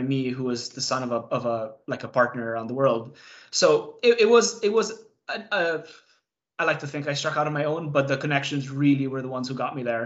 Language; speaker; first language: English; non-native, local second language; Cebuano